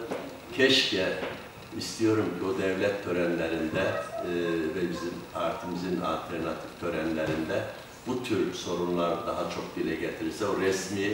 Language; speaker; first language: Turkish; native; Turkish